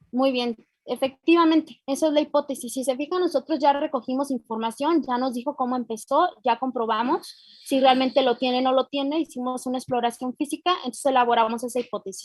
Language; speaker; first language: Spanish; native; Spanish